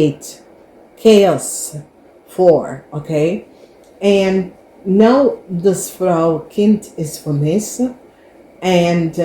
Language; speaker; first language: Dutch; non-native, fluent; English